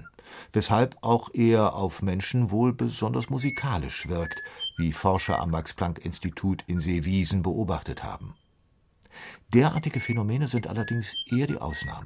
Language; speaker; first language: German; native; German